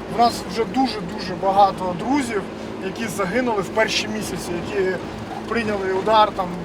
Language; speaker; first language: Ukrainian; native; Ukrainian